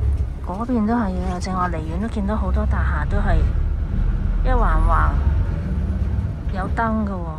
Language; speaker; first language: Chinese; native; Chinese